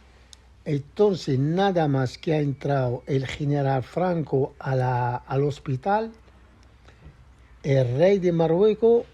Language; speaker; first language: Spanish; non-native, fluent; Arabic